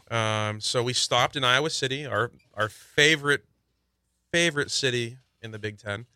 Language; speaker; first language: English; native; English